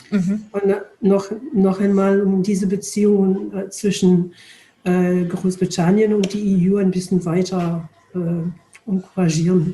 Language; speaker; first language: German; non-native, fluent; English